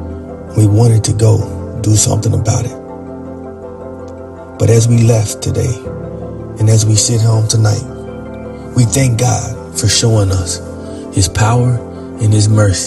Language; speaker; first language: English; native; English